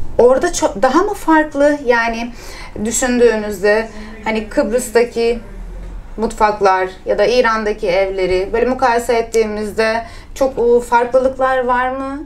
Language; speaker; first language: Turkish; native; Turkish